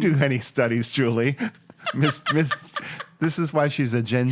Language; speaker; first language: English; native; English